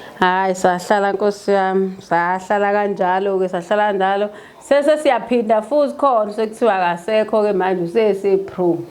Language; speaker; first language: Zulu; native; Zulu